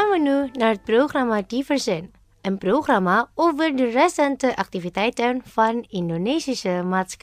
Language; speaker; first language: Dutch; non-native, learner; Indonesian